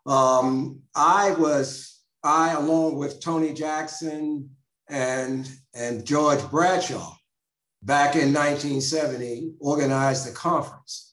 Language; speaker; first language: English; native; English